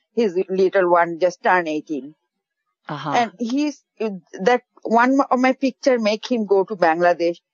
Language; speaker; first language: English; non-native, local second language; Bangla